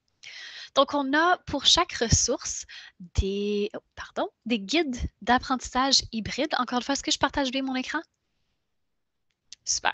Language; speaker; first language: French; native; French